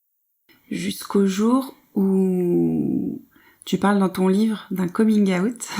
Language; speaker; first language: French; native; French